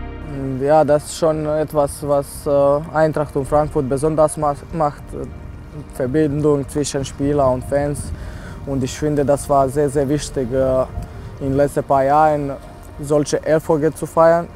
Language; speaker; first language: German; non-native, fluent; Serbian